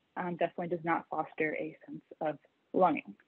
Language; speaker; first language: English; native; English